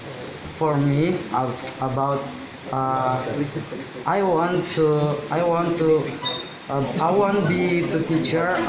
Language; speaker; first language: English; non-native, learner; Indonesian